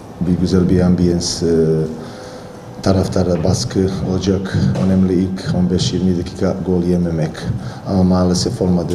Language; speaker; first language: Turkish; non-native, learner; Croatian